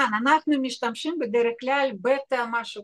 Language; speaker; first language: Hebrew; non-native, fluent; Russian